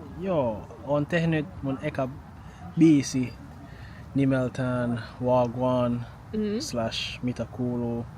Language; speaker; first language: Finnish; non-native, fluent; English